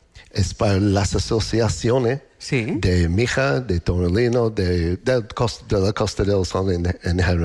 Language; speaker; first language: Spanish; non-native, learner; English